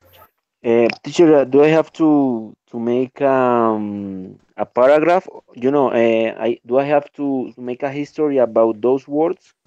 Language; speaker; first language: English; non-native, learner; Spanish